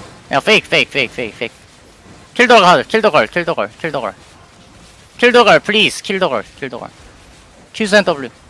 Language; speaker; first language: English; non-native, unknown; Korean